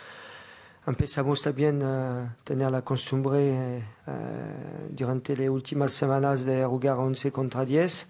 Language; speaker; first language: Spanish; non-native, fluent; French